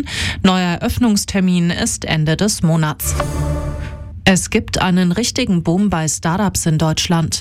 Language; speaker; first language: German; native; German